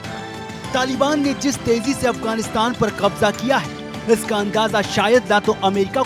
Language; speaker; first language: Hindi; native; Hindi